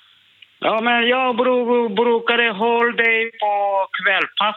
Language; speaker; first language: Swedish; non-native, learner; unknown